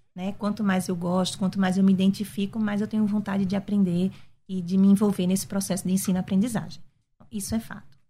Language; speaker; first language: Portuguese; native; Portuguese